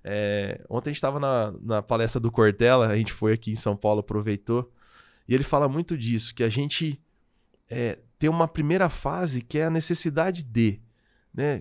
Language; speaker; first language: Portuguese; native; Portuguese